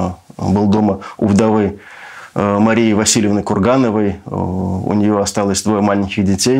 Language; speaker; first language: Russian; native; Russian